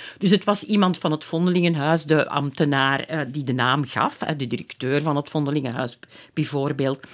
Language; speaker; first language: Dutch; native; Dutch